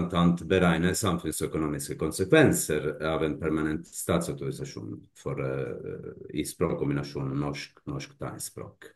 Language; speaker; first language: Norwegian; non-native, fluent; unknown